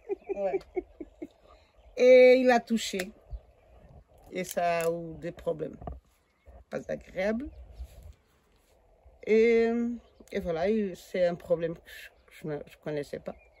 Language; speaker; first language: French; non-native, learner; Portuguese